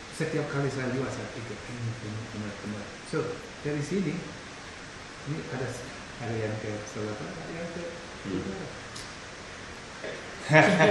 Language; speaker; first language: Indonesian; non-native, fluent; English